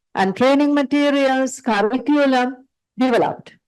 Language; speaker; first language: English; non-native, local second language; Sinhala